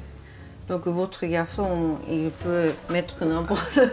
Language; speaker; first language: French; non-native, learner; Japanese